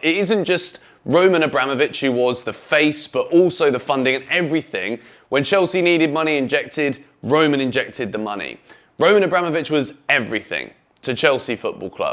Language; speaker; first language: English; native; English